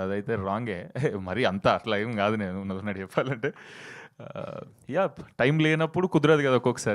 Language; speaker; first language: Telugu; native; Telugu